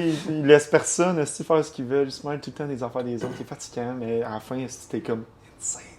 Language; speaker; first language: French; native; French